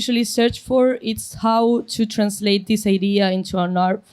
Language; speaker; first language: English; non-native, fluent; Spanish